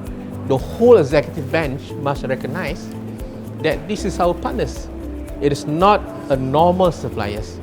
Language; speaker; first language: English; non-native, local second language; Malay